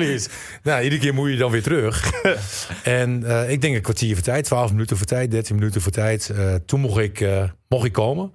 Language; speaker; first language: Dutch; native; Dutch